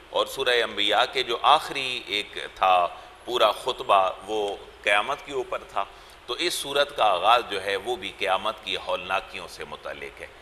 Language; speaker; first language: Urdu; non-native, local second language; Punjabi